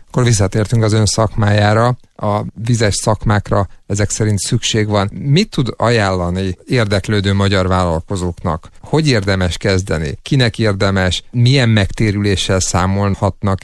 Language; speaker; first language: Hungarian; native; Hungarian